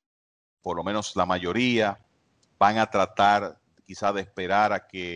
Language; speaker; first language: Spanish; native; Spanish